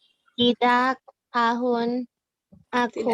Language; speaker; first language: Indonesian; non-native, learner; Thai